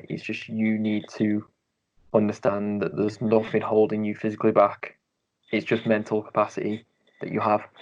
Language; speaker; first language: English; native; English